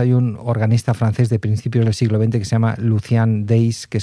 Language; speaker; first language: Spanish; native; Spanish